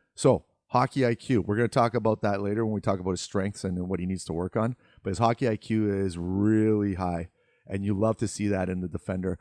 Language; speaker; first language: English; native; English